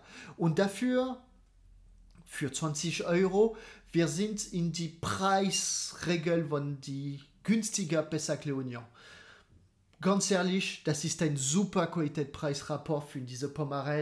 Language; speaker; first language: German; non-native, fluent; French